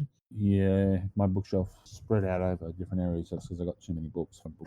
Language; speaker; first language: English; native; English